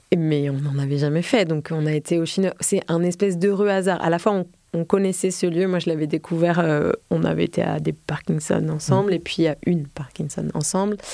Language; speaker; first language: French; native; French